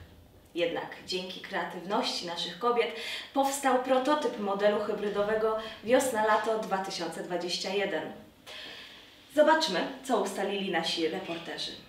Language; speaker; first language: Polish; native; Polish